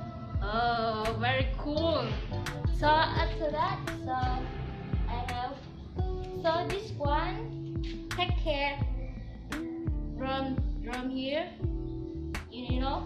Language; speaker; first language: English; non-native, learner; Vietnamese